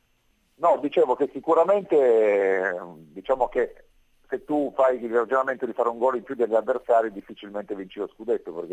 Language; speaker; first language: Italian; native; Italian